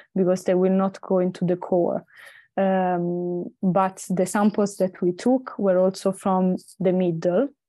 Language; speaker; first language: English; non-native, fluent; Italian